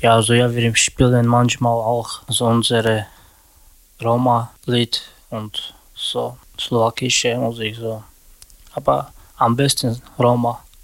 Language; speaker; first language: German; non-native, learner; Romany